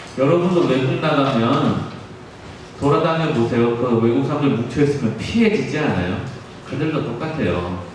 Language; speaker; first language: Korean; native; Korean